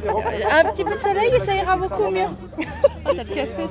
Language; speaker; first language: French; native; French